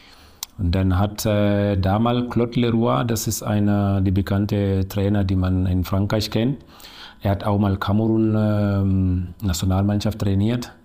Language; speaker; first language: German; non-native, learner; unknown